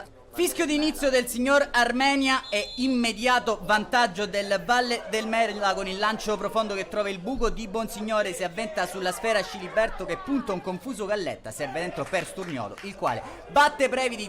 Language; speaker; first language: Italian; native; Italian